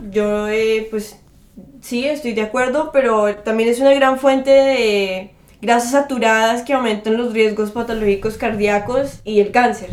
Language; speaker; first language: Spanish; early bilingual, heritage; Spanish